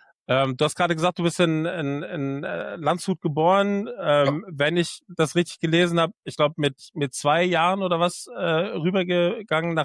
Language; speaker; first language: German; native; German